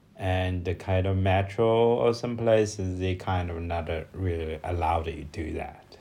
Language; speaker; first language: English; non-native, learner; Chinese